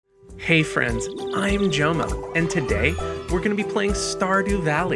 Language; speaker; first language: English; native; English